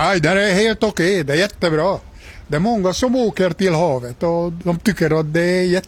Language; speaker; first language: Swedish; non-native, learner; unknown